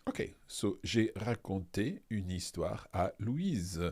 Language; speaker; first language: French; non-native, fluent; English